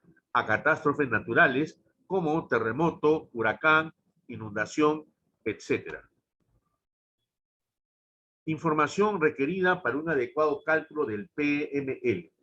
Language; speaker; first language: Spanish; native; Spanish